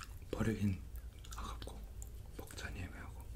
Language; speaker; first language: Korean; native; Korean